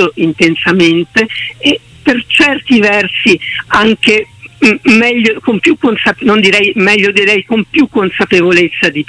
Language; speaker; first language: Italian; native; Italian